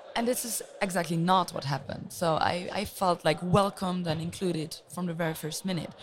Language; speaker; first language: English; non-native, fluent; Luxembourgish